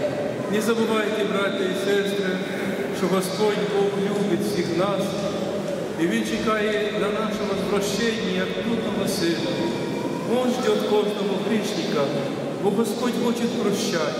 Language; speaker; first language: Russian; non-native, local second language; Ukrainian